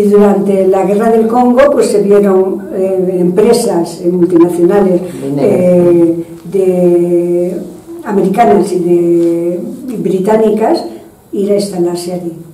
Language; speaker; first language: Spanish; non-native, fluent; French